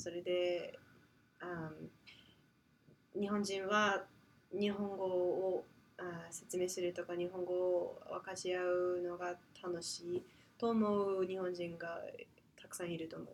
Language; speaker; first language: Japanese; non-native, fluent; English